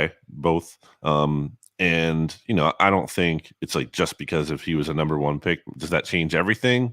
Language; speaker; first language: English; native; English